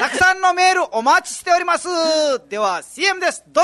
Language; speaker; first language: Japanese; non-native, fluent; Nepali